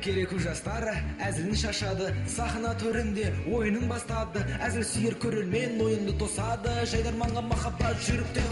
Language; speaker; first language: Kazakh; native; Kazakh